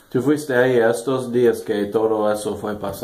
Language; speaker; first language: Spanish; non-native, learner; English